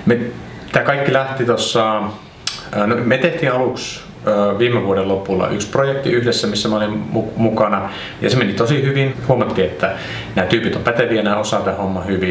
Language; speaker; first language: Finnish; native; Finnish